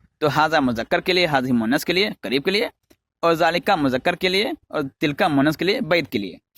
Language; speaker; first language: Urdu; native; Urdu